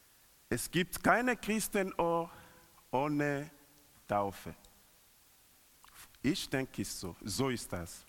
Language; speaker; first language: German; non-native, learner; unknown